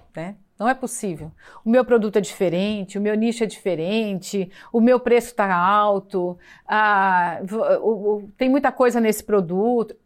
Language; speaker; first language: Portuguese; native; Portuguese